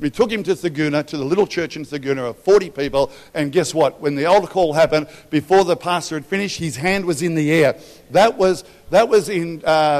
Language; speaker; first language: English; native; English